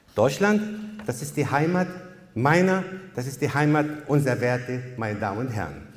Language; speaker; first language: German; non-native, fluent; Arabic